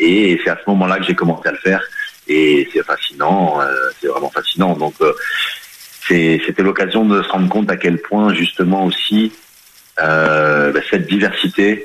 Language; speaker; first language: French; early bilingual, other home language; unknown